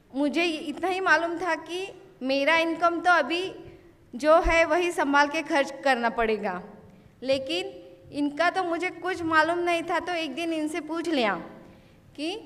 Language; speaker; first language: Hindi; non-native, local second language; Marathi